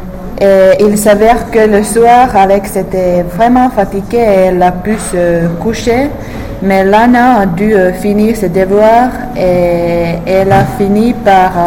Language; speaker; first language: French; non-native, fluent; English